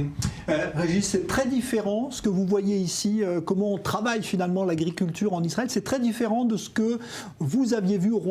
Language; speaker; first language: French; native; French